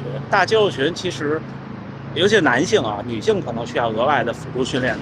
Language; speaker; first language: Chinese; native; Chinese